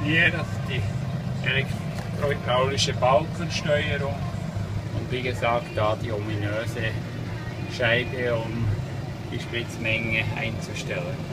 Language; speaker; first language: German; native; German